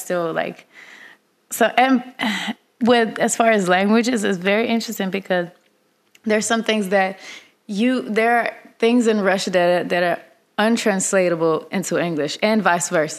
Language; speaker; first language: English; non-native, fluent; Russian